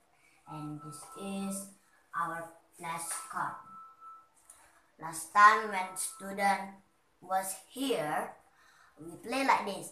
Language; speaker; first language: English; non-native, learner; Indonesian